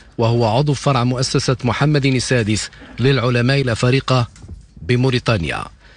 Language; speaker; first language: Arabic; native; Arabic